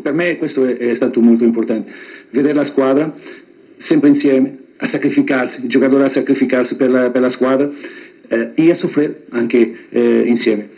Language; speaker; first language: Italian; non-native, fluent; Portuguese